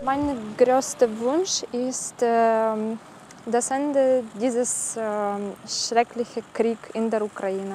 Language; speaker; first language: German; non-native, learner; Ukrainian